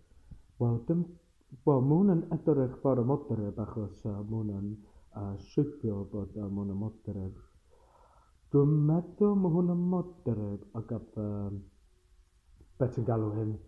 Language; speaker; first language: Welsh; non-native, learner; English